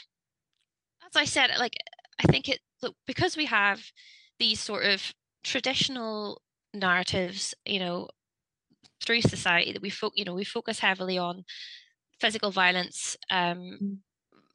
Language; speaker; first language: English; native; English